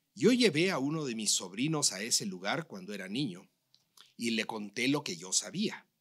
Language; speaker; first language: Spanish; native; Spanish